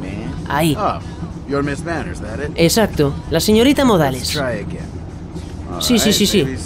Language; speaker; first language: Spanish; native; Spanish